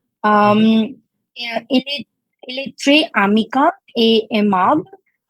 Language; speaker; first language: French; non-native, learner; Hindi